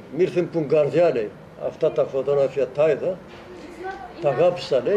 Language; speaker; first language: Greek; early bilingual, heritage; Greek